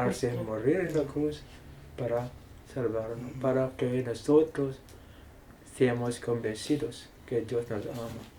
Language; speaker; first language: Spanish; non-native, fluent; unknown